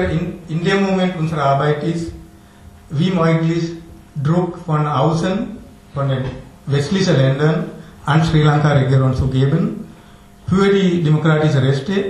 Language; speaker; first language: German; non-native, fluent; Tamil